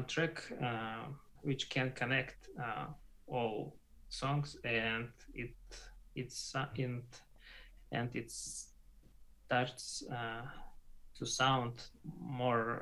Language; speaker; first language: English; non-native, learner; Russian